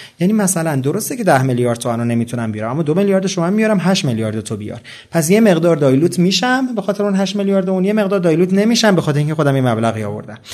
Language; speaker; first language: Persian; native; Persian